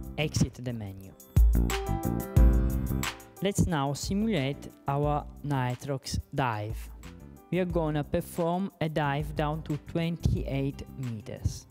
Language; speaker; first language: English; non-native, fluent; Italian